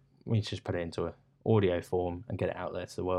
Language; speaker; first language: English; native; English